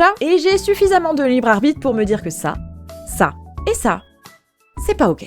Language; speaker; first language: French; native; French